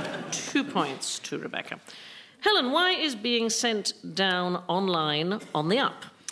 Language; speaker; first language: English; native; English